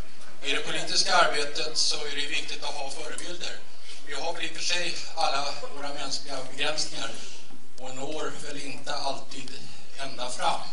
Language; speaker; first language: Swedish; native; Swedish